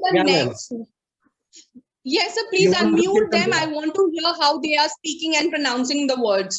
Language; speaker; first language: English; non-native, local second language; Hindi